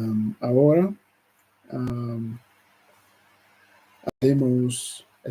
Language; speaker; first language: Spanish; non-native, learner; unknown